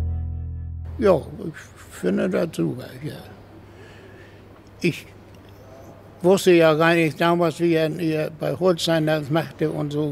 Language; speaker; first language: German; native; German